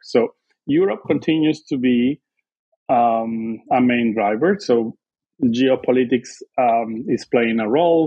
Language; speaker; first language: English; non-native, fluent; Spanish